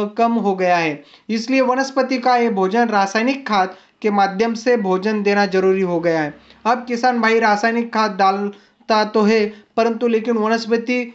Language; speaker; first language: Hindi; non-native, local second language; Marathi